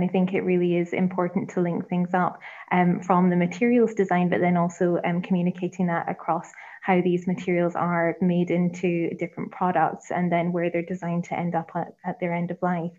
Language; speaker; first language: English; native; English